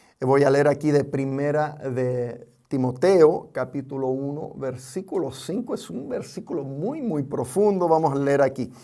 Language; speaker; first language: Spanish; non-native, fluent; English